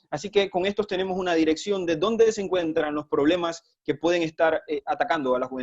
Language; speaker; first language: Spanish; native; Spanish